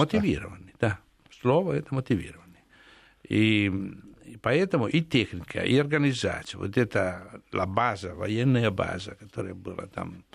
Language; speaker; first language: Russian; non-native, fluent; Italian